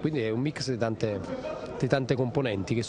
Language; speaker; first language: Italian; native; Italian